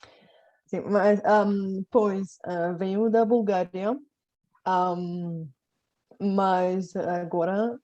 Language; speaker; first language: Portuguese; non-native, fluent; Bulgarian